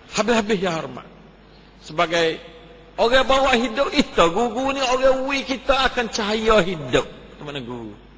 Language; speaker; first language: Malay; native; Malay